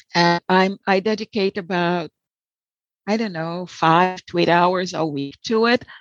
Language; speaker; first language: English; non-native, fluent; Portuguese